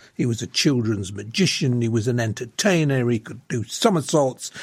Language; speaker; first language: English; early bilingual, other home language; Lithuanian